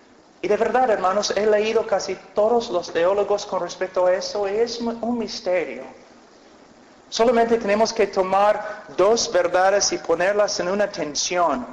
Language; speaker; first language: Spanish; non-native, fluent; English